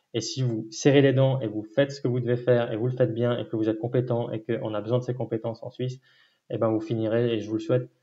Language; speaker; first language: French; native; French